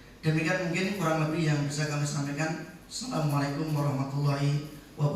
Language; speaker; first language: Indonesian; native; Indonesian